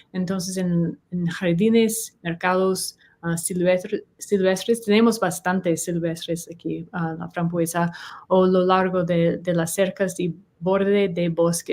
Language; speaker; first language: Spanish; non-native, learner; English